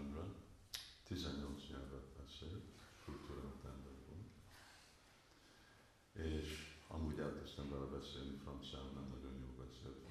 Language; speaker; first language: Hungarian; early bilingual, heritage; Hungarian